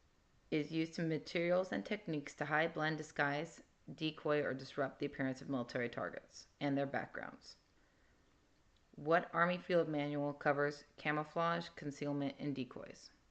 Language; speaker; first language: English; native; English